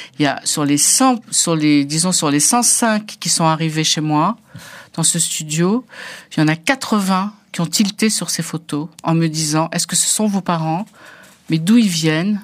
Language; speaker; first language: French; early bilingual, other home language; Arabic